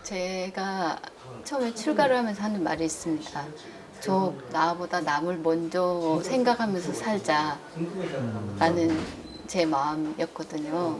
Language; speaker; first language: Korean; native; Korean